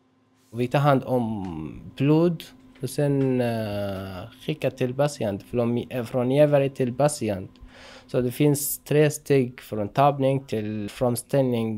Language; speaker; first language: Swedish; non-native, local second language; Arabic